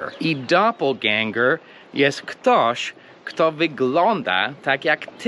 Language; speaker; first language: Polish; early bilingual, heritage; English